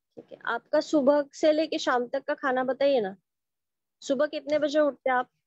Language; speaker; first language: Hindi; native; Hindi